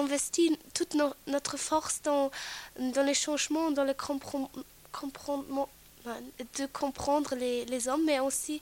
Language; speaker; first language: French; non-native, fluent; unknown